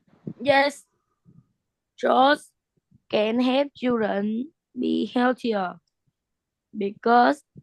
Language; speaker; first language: English; non-native, learner; Vietnamese